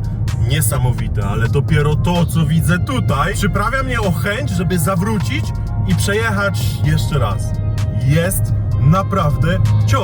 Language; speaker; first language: Polish; native; Polish